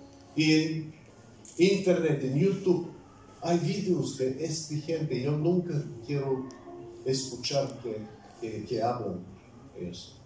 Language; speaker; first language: Spanish; non-native, fluent; Bulgarian